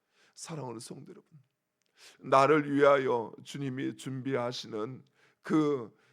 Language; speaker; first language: Korean; native; Korean